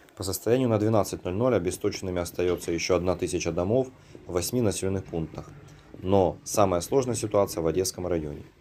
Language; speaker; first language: Russian; native; Russian